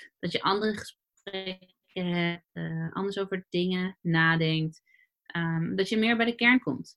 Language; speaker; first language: Dutch; native; Dutch